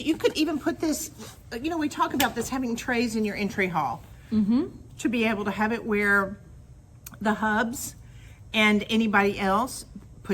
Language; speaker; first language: English; native; English